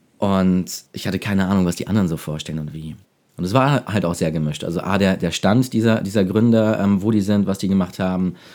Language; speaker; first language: German; native; German